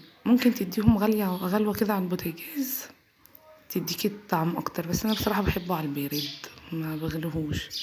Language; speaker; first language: Arabic; native; Arabic